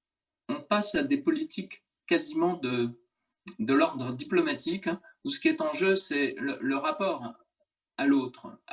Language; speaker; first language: French; native; French